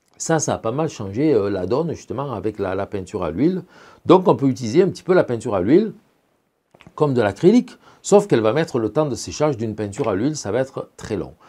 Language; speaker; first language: French; native; French